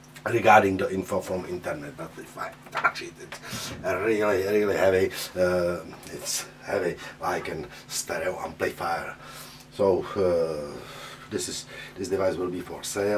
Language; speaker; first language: English; non-native, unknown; Czech